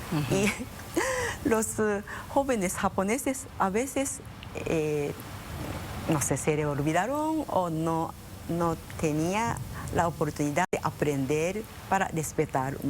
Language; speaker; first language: Spanish; non-native, fluent; Japanese